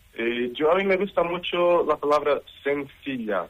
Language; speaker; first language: Spanish; non-native, learner; Portuguese